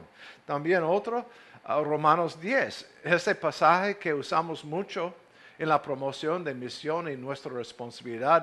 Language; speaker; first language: Spanish; non-native, fluent; English